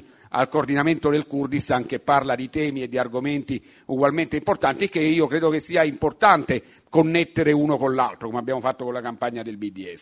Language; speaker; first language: Italian; native; Italian